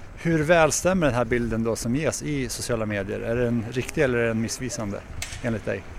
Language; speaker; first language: Swedish; native; Swedish